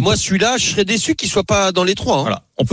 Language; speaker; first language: French; native; French